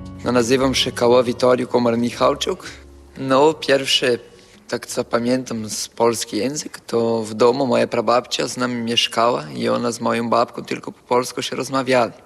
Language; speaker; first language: Polish; early bilingual, heritage; Portuguese